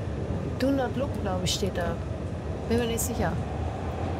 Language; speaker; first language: German; native; German